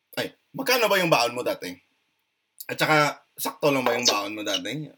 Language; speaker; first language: Filipino; non-native, local second language; Hiligaynon